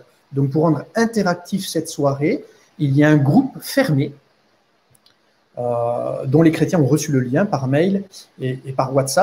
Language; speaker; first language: French; native; French